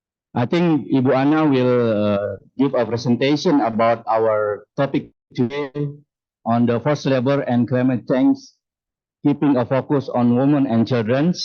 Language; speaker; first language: English; non-native, fluent; Indonesian